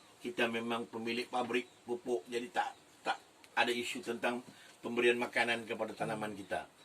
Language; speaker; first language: Malay; native; Malay